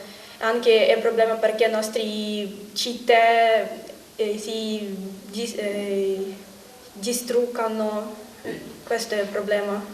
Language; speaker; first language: Italian; non-native, learner; Ukrainian